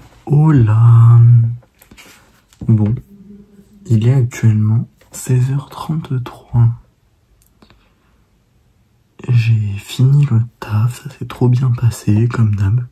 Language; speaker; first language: French; native; French